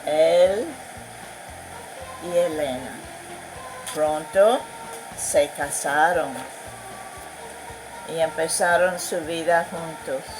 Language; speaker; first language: Spanish; non-native, fluent; English